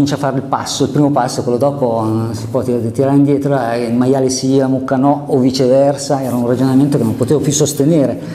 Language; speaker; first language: Italian; native; Italian